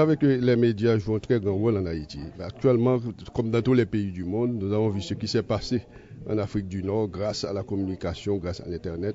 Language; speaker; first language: French; native; French